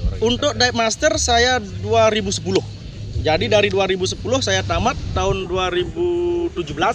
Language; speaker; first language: Indonesian; non-native, local second language; Balinese